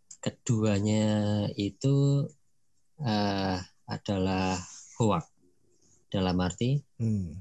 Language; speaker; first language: Indonesian; non-native, local second language; Javanese